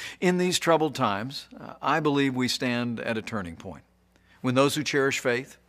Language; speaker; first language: English; native; English